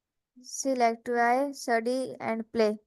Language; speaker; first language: English; non-native, learner; Hindi